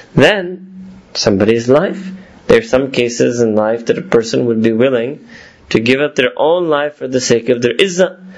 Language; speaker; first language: English; early bilingual, other home language; Urdu